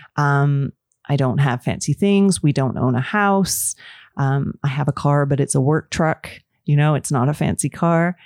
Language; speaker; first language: English; native; English